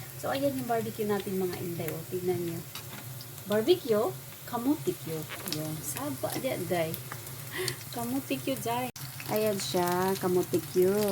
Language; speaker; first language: Filipino; non-native, local second language; Cebuano